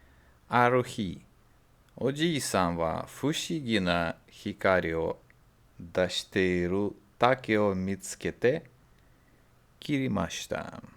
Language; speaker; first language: Japanese; non-native, learner; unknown